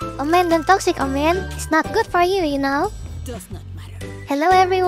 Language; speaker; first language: English; non-native, learner; Indonesian